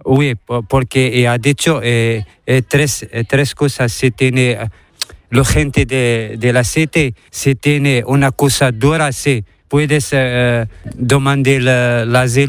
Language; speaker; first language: Spanish; non-native, learner; Arabic